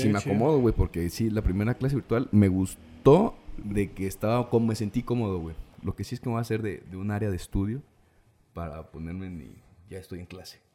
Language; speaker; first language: Spanish; native; Spanish